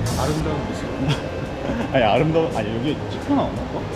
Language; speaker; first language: Korean; native; Korean